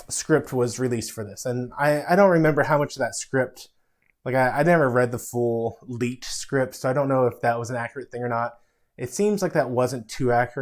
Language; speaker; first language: English; native; English